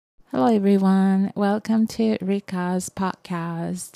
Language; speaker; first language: English; non-native, fluent; Japanese